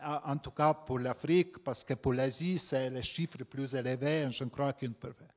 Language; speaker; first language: French; non-native, fluent; Latvian